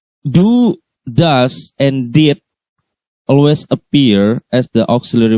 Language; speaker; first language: English; non-native, learner; Indonesian